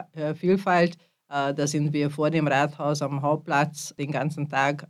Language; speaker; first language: German; non-native, fluent; Hungarian